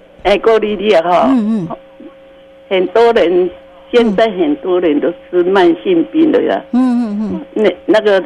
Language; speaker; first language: Chinese; non-native, local second language; Min Nan Chinese